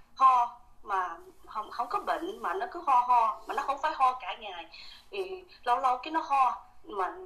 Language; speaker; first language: Vietnamese; early bilingual, heritage; Vietnamese